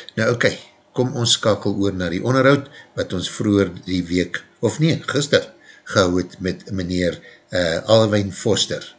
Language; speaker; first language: Afrikaans; native; Afrikaans